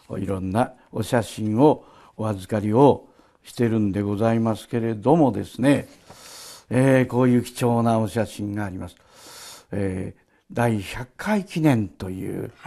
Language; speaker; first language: Japanese; native; Japanese